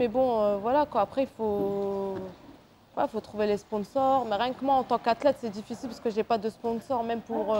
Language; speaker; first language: French; early bilingual, other home language; Arabic